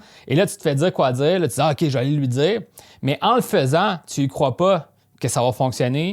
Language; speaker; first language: French; native; French